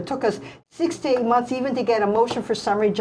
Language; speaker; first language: English; native; English